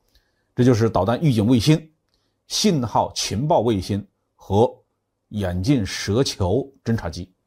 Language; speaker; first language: Chinese; native; Chinese